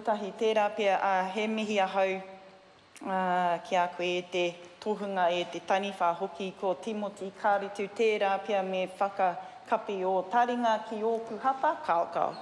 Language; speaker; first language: Māori; non-native, learner; English